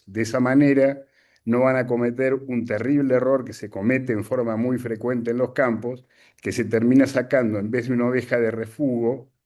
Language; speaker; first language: Spanish; native; Spanish